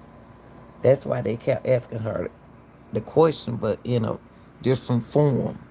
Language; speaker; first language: English; native; English